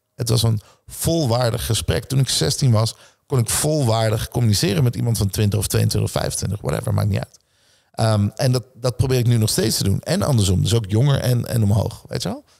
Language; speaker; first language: Dutch; early bilingual, other home language; Hebrew